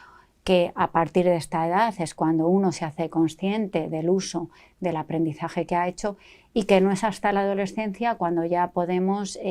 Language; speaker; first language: Spanish; native; Spanish